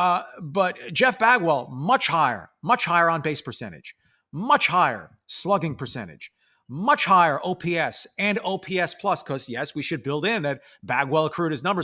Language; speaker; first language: English; native; English